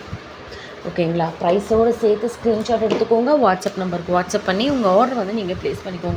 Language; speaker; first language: Tamil; native; Tamil